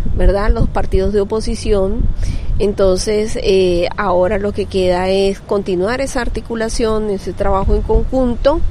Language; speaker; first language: Spanish; native; Spanish